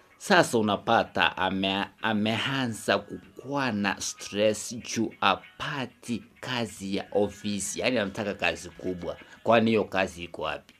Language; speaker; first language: Swahili; non-native, local second language; Kikuyu